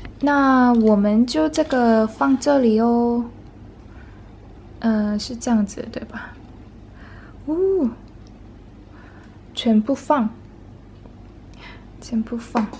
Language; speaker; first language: Chinese; non-native, fluent; Korean